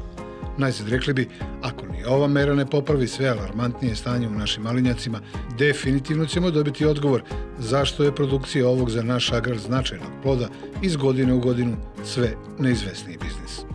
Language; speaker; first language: Serbian; native; Serbian